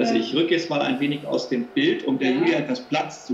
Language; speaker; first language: German; native; German